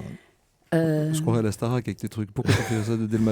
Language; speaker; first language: French; early bilingual, other home language; Greek